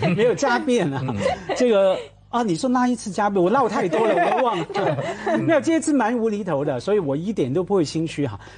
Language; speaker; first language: Chinese; non-native, local second language; Cantonese